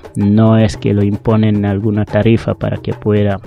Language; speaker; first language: Spanish; non-native, fluent; Wolof